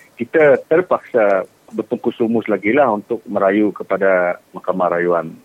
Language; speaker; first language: Malay; non-native, local second language; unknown